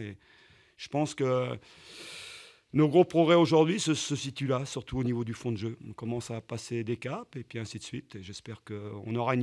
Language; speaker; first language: French; native; French